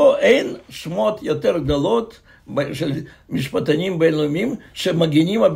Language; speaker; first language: Hebrew; non-native, fluent; Russian